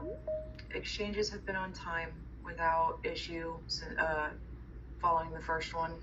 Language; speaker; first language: English; native; English